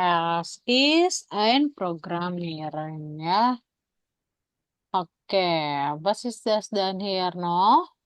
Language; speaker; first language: German; non-native, fluent; Indonesian